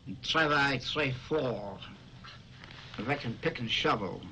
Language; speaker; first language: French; non-native, learner; English